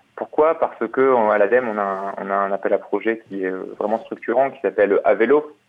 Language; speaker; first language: French; native; French